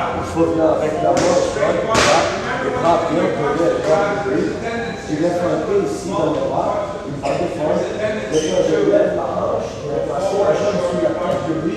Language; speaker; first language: French; non-native, learner; Portuguese